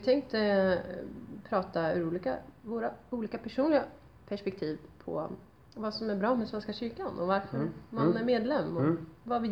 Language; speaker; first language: Swedish; native; Swedish